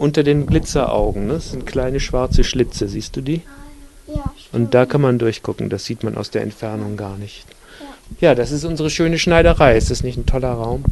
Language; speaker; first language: German; native; German